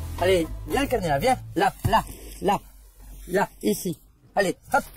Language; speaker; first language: French; native; French